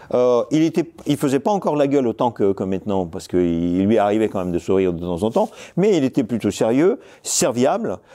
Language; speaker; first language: French; non-native, fluent; Russian